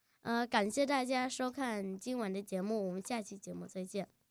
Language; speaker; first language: Chinese; early bilingual, heritage; Chinese